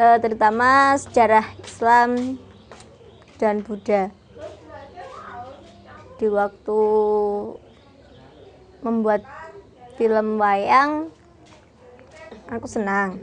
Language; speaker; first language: Indonesian; non-native, local second language; Javanese